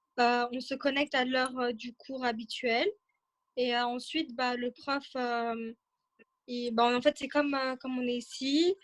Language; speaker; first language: French; early bilingual, other home language; Turkish